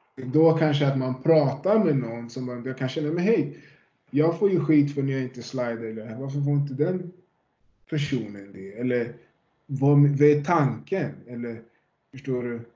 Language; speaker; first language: Swedish; early bilingual, other home language; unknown